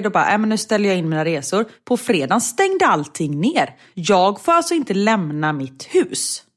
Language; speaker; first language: Swedish; native; Swedish